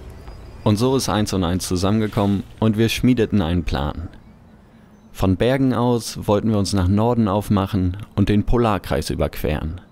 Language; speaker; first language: German; native; German